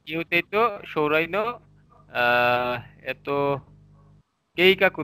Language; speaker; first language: Japanese; non-native, learner; Bangla